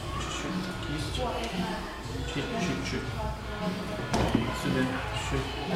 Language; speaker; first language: Russian; non-native, local second language; Ukrainian